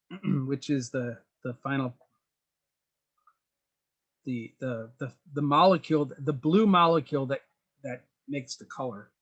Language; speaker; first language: English; native; English